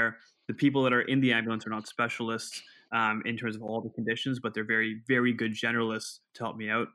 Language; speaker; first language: English; non-native, local second language; Urdu